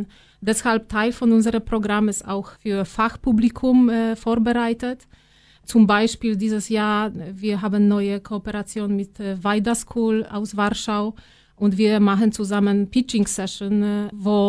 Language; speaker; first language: German; non-native, fluent; Polish